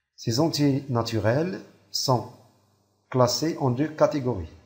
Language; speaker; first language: French; non-native, local second language; Arabic